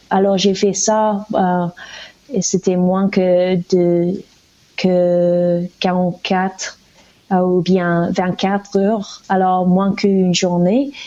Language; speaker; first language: French; non-native, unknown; English